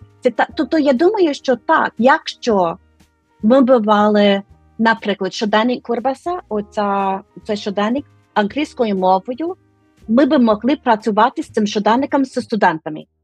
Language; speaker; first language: Ukrainian; non-native, fluent; English